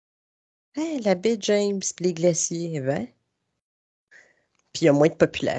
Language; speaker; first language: French; native; French